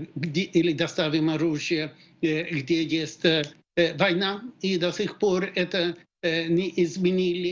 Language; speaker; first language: Russian; non-native, fluent; Swedish